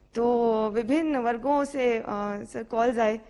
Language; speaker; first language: Hindi; native; Hindi